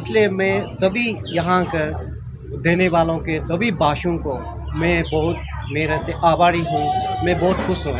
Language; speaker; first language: Hindi; non-native, local second language; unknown